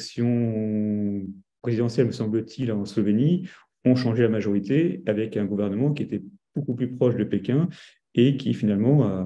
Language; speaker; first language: French; native; French